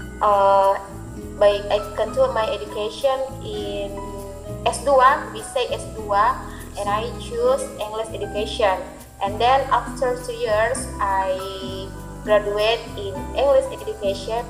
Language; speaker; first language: English; non-native, learner; Indonesian